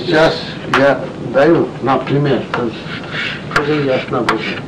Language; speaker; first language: Russian; non-native, learner; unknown